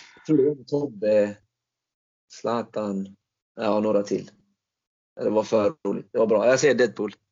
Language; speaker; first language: Swedish; early bilingual, other home language; Turkish